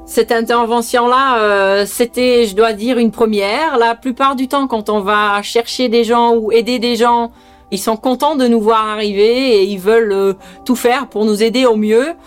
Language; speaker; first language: French; early bilingual, other home language; Dutch